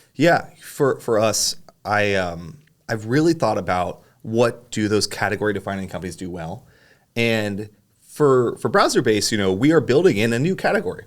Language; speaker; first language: English; native; English